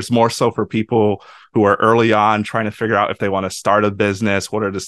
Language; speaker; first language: English; native; English